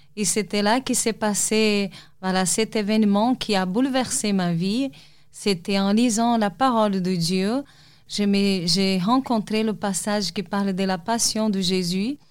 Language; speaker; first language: French; non-native, fluent; Portuguese